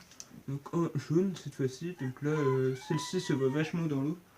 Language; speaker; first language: French; native; French